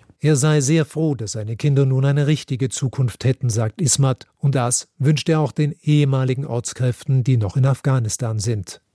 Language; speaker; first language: German; native; German